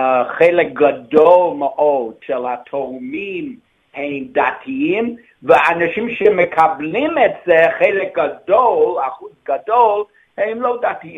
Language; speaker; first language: Hebrew; non-native, fluent; English